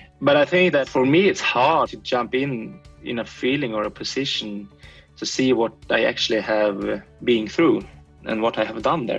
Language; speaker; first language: English; non-native, fluent; Swedish